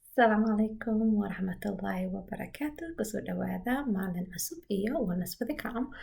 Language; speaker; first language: Somali; early bilingual, heritage; Somali